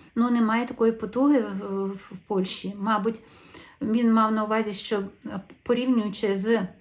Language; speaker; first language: Ukrainian; native; Ukrainian